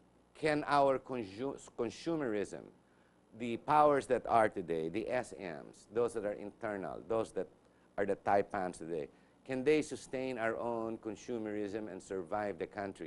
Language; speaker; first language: English; non-native, local second language; Filipino